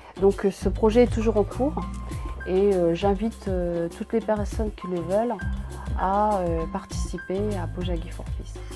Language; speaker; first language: French; early bilingual, other home language; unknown